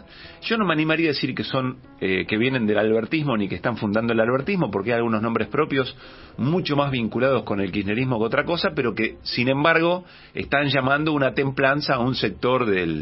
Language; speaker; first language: Spanish; native; Spanish